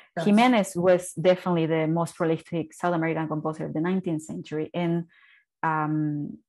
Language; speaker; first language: English; non-native, fluent; Spanish